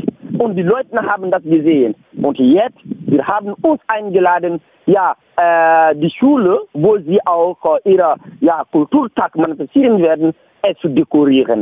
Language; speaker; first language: German; non-native, learner; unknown